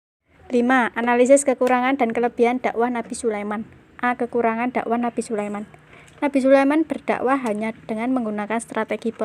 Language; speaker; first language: Indonesian; native; Indonesian